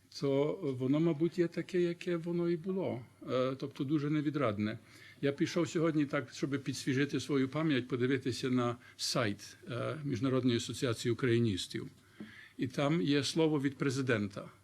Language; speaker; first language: Ukrainian; early bilingual, heritage; Ukrainian